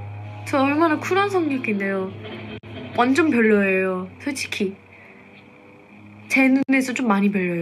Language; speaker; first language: Korean; non-native, fluent; English